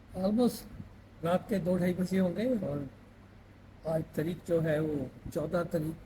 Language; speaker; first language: Hindi; non-native, local second language; Punjabi